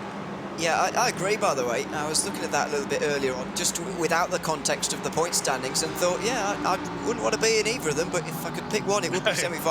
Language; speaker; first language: English; native; English